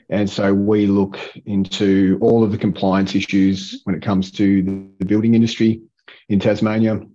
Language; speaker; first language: English; native; English